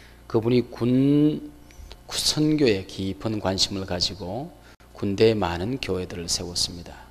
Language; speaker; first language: Korean; native; Korean